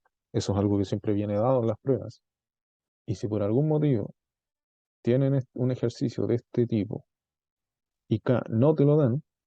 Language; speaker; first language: Spanish; native; Spanish